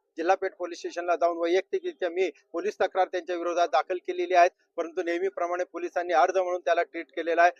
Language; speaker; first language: Marathi; non-native, local second language; Urdu